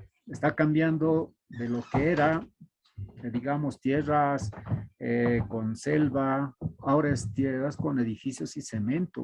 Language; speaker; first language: Spanish; native; Spanish